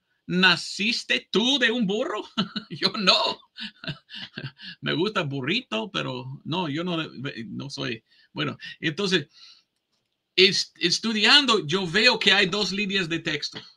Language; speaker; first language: Spanish; non-native, fluent; English